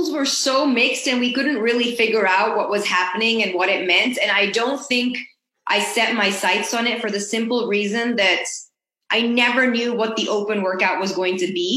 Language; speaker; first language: English; non-native, local second language; Urdu